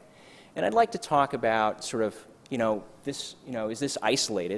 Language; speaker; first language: English; native; English